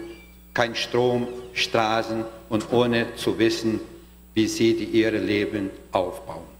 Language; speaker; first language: German; non-native, learner; Portuguese